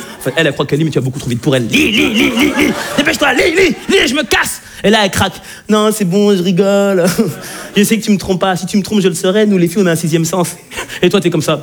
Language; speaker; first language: French; native; French